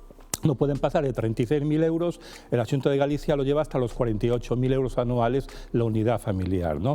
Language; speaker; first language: Spanish; native; Spanish